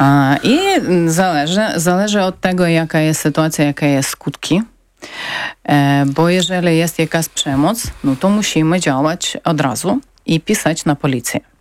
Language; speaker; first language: Polish; non-native, fluent; Ukrainian